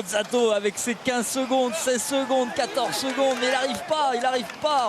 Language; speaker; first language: French; native; French